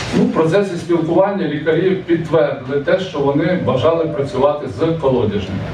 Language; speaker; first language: Ukrainian; native; Ukrainian